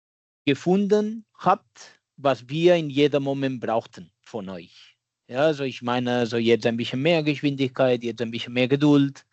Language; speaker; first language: German; non-native, fluent; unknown